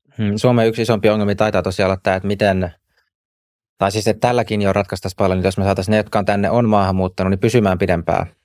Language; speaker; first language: Finnish; native; Finnish